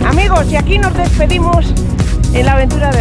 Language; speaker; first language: Spanish; native; Spanish